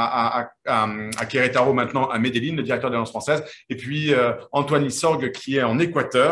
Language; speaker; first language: French; native; French